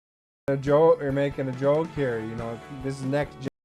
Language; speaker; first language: English; native; English